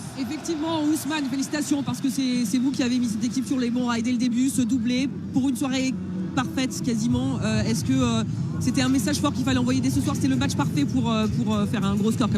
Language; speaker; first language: French; native; French